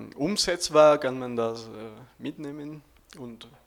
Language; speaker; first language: German; non-native, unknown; Spanish